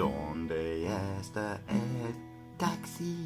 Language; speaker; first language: Spanish; non-native, learner; English